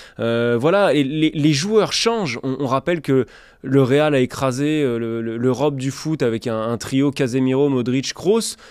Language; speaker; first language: French; native; French